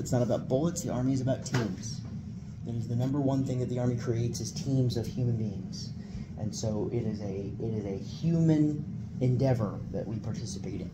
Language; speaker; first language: English; native; English